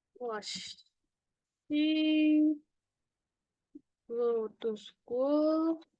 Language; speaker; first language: English; non-native, learner; Indonesian